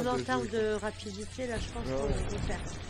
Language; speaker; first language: French; native; French